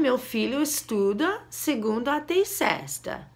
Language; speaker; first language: Portuguese; non-native, fluent; English